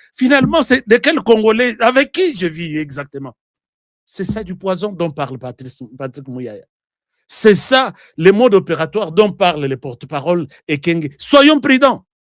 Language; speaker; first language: French; non-native, local second language; Lingala